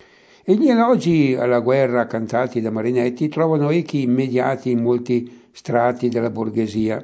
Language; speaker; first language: Italian; native; Italian